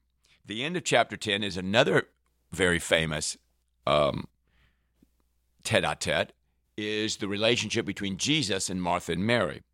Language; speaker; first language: English; native; English